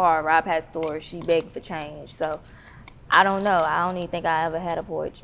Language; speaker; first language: English; native; English